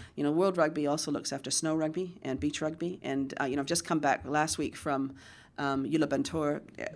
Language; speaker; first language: English; native; English